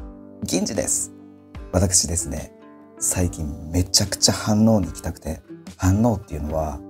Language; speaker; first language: Japanese; native; Japanese